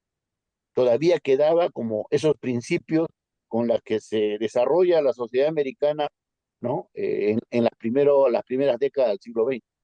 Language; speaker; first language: Spanish; native; Spanish